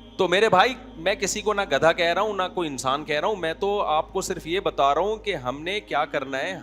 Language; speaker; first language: Urdu; native; Urdu